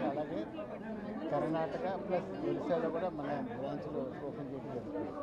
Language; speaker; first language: Telugu; native; Telugu